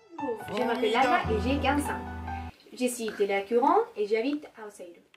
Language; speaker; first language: French; non-native, learner; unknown